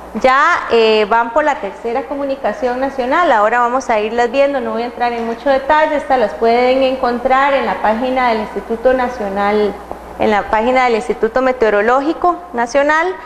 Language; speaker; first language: Spanish; native; Spanish